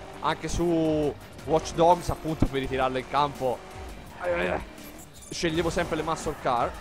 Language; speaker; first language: Italian; native; Italian